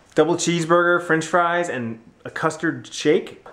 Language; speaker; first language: English; native; English